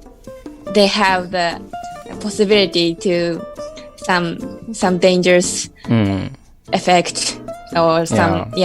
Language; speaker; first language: English; non-native, learner; Japanese